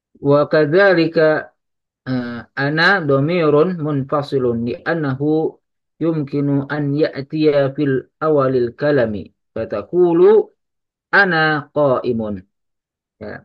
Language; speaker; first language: Arabic; non-native, learner; Indonesian